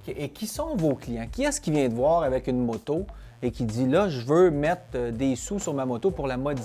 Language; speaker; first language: French; native; French